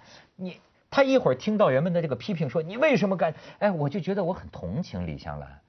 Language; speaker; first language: Chinese; native; Chinese